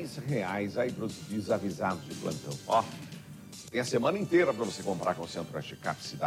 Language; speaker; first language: Portuguese; native; Portuguese